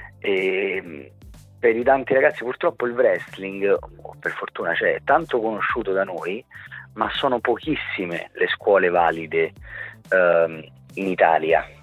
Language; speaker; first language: Italian; native; Italian